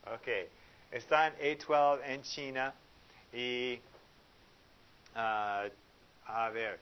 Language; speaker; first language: Spanish; non-native, fluent; English